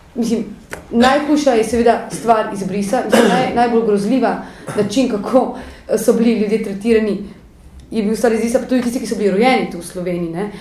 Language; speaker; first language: Slovenian; native; Slovenian